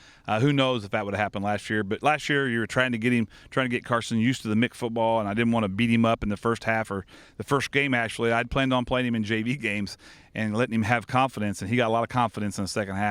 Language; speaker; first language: English; native; English